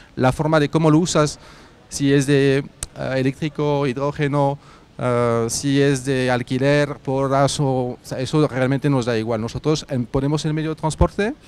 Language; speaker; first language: Spanish; non-native, fluent; French